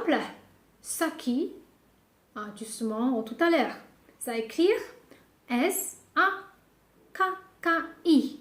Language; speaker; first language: French; non-native, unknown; Japanese